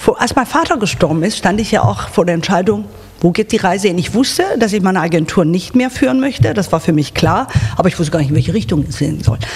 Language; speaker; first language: German; non-native, fluent; Persian